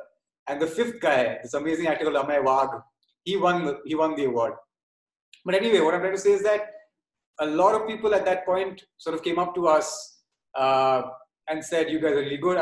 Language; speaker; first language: English; non-native, local second language; Bangla